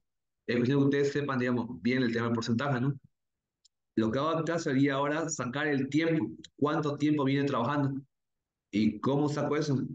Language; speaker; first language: Spanish; native; Spanish